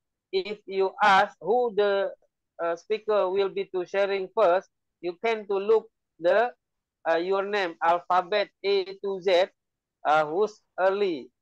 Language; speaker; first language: English; non-native, learner; Indonesian